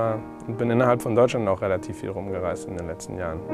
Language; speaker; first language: German; non-native, fluent; Spanish